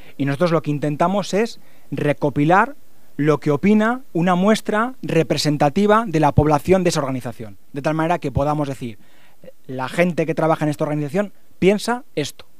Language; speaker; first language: Spanish; native; Spanish